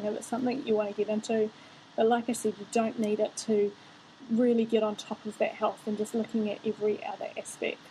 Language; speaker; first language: English; native; English